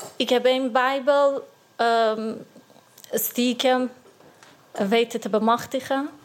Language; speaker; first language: Dutch; non-native, learner; Persian